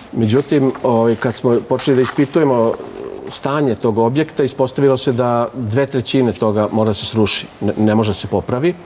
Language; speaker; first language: Serbian; native; Serbian